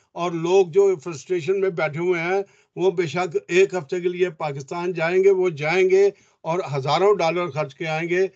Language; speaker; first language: Urdu; non-native, local second language; Punjabi